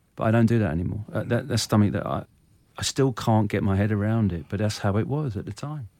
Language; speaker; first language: English; native; English